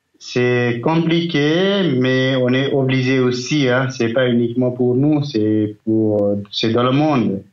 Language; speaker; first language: French; non-native, fluent; Nepali